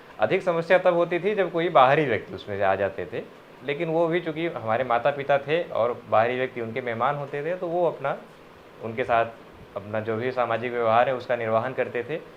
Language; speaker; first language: Hindi; native; Hindi